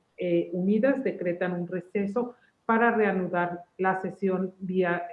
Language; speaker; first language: Spanish; native; Spanish